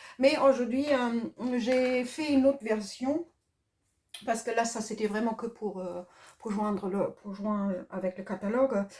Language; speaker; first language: French; non-native, fluent; German